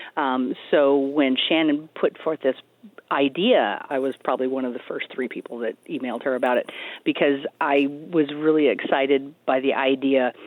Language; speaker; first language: English; native; English